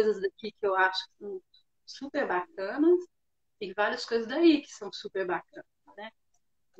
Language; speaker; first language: Portuguese; native; Portuguese